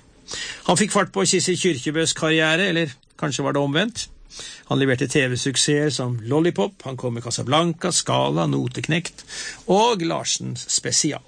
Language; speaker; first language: Norwegian; native; Norwegian